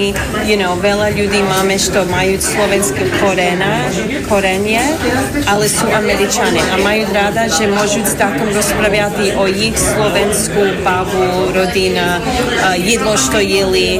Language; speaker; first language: Slovak; early bilingual, heritage; English